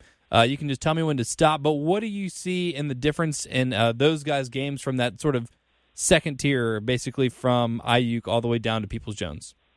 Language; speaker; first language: English; native; English